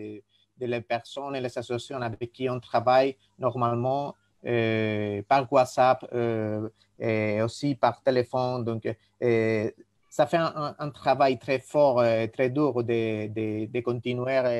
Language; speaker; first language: French; non-native, fluent; Spanish